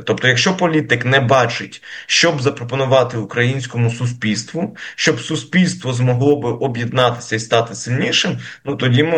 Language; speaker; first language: Ukrainian; native; Ukrainian